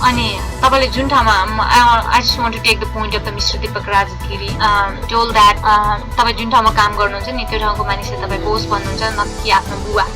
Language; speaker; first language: Nepali; native; Nepali